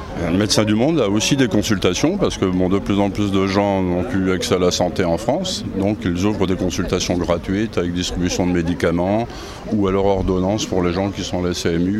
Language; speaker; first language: French; native; French